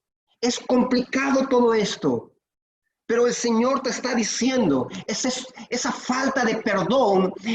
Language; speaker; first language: Spanish; native; Spanish